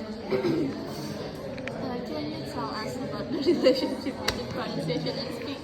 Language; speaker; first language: English; non-native, learner; Indonesian